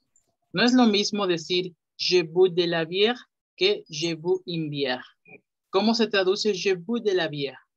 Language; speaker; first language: French; non-native, fluent; Spanish